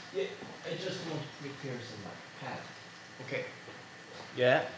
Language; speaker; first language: English; non-native, learner; Korean